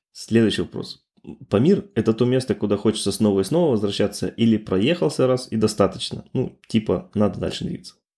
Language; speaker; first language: Russian; native; Russian